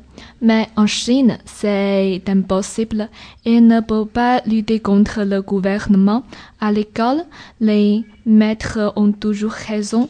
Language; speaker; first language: French; non-native, learner; Chinese